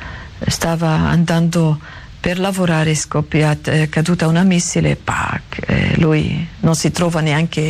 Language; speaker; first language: Italian; non-native, learner; Arabic